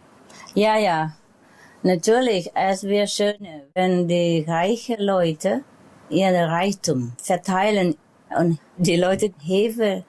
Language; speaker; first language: German; non-native, learner; Vietnamese